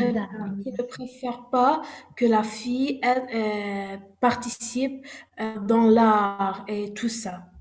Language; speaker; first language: French; non-native, learner; Arabic